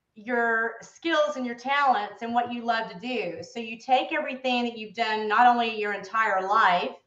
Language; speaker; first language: English; native; English